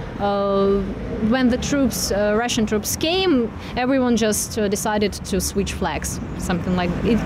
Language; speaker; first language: English; non-native, fluent; Russian